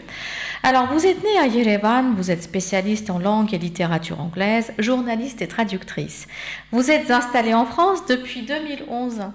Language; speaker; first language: French; native; French